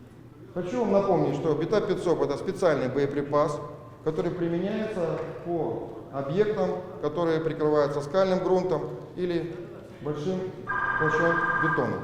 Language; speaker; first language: Russian; native; Russian